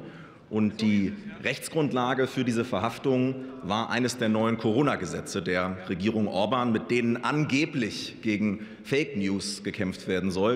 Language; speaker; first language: German; native; German